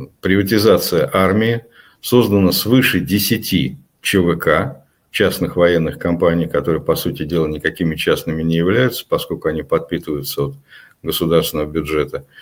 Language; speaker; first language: Russian; native; Russian